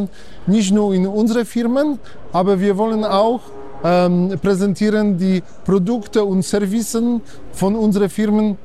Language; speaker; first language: German; non-native, fluent; Polish